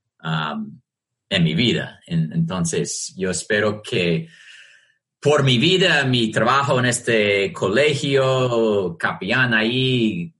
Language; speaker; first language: Spanish; non-native, fluent; English